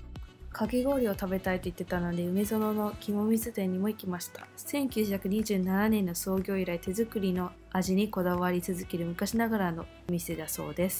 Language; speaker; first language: Japanese; early bilingual, heritage; Japanese